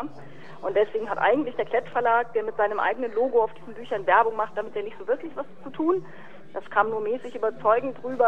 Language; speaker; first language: German; native; German